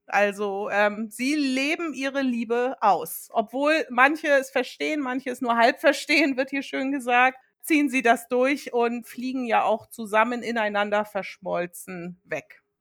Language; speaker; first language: German; early bilingual, other home language; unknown